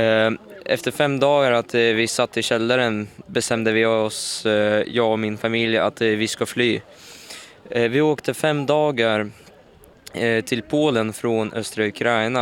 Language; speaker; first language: Swedish; early bilingual, other home language; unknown